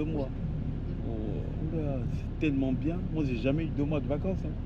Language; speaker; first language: French; native; French